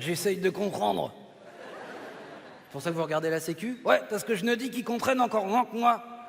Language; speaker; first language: French; native; French